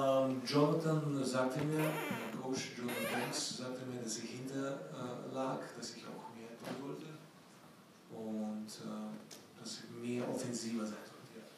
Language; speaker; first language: German; non-native, fluent; Ukrainian